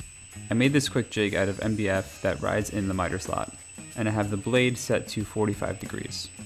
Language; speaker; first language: English; native; English